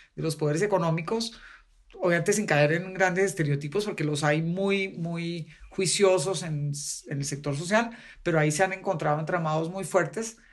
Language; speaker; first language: Spanish; native; Spanish